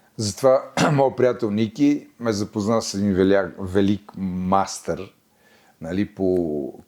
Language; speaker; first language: Bulgarian; native; Bulgarian